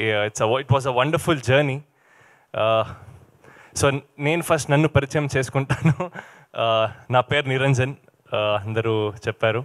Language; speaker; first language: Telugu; non-native, learner; Kannada